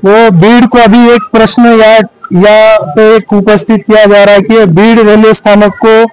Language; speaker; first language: Hindi; non-native, local second language; Marathi